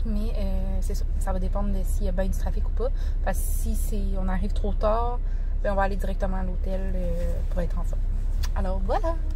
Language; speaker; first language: French; native; French